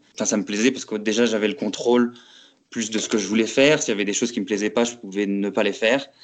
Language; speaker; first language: French; native; French